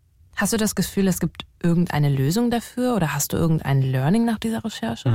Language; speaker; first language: German; native; German